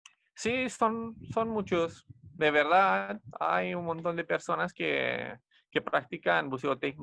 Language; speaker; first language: Spanish; non-native, fluent; Romanian